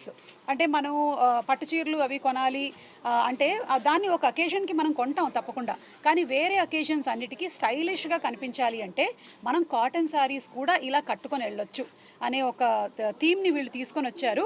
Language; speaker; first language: Telugu; native; Telugu